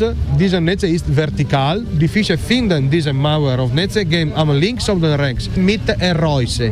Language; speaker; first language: German; non-native, learner; Italian